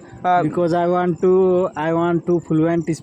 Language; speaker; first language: English; non-native, learner; Hindi